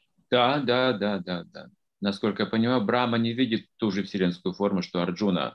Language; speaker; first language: Russian; native; Russian